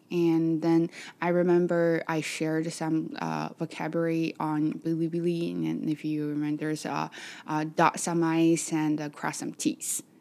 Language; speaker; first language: English; non-native, fluent; Chinese